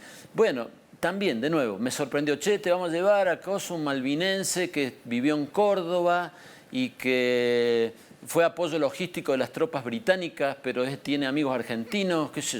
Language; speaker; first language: Spanish; native; Spanish